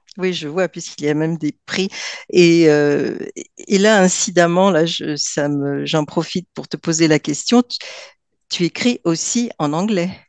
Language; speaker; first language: French; native; French